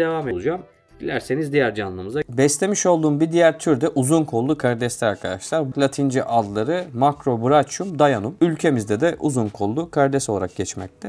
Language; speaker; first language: Turkish; native; Turkish